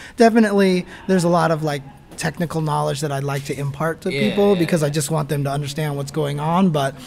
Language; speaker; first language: English; native; English